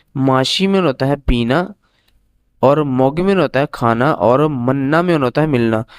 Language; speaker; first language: Urdu; native; Urdu